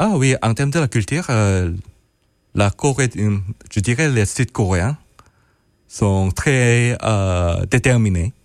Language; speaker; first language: French; non-native, fluent; Korean